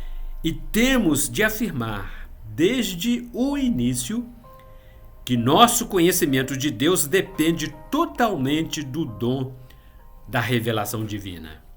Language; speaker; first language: Portuguese; native; Portuguese